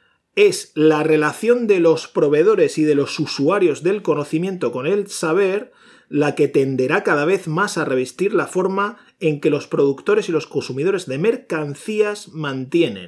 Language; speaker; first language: Spanish; native; Spanish